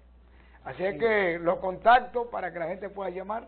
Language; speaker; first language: Spanish; native; Spanish